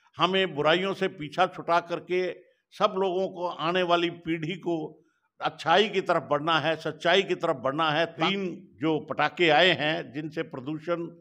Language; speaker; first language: Hindi; native; Hindi